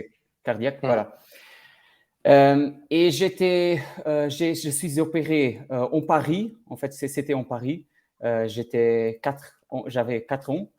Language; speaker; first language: French; non-native, learner; Portuguese